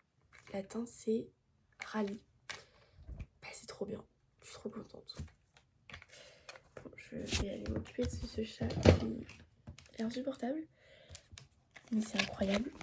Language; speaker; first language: French; native; French